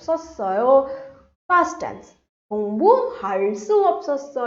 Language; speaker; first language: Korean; non-native, fluent; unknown